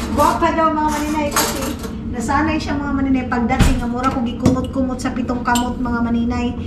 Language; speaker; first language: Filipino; non-native, local second language; Cebuano